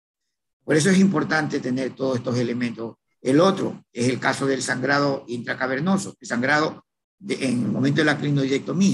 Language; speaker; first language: Spanish; native; Spanish